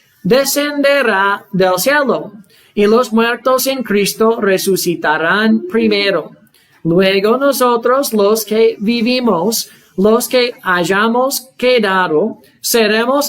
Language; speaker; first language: Spanish; non-native, fluent; English